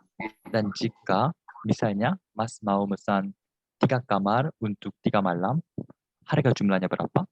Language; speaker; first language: Indonesian; non-native, fluent; Korean